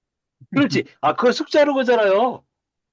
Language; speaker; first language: Korean; native; Korean